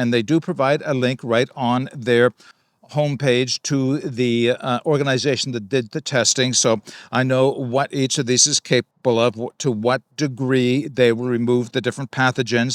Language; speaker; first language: English; native; English